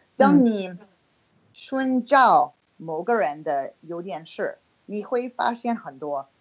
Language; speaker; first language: Chinese; non-native, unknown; English